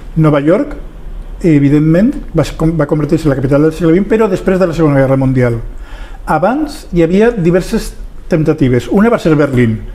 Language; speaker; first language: Catalan; non-native, local second language; Spanish